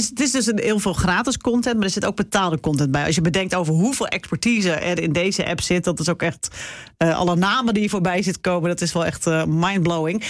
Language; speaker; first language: Dutch; native; Dutch